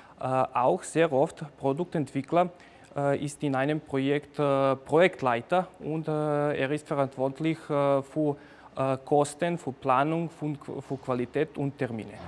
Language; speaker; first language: German; non-native, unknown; Serbian